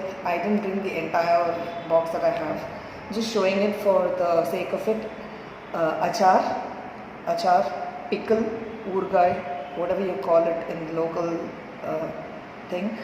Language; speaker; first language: English; non-native, local second language; Tamil